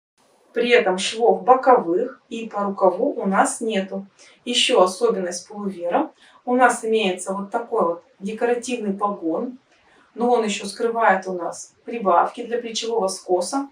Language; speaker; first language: Russian; native; Russian